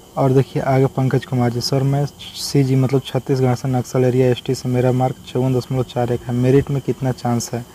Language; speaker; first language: Hindi; native; Hindi